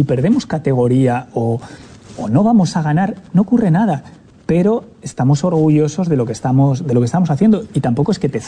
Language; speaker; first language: Spanish; native; Spanish